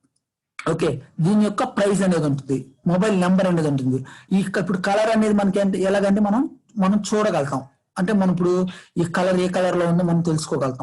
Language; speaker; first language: Telugu; native; Telugu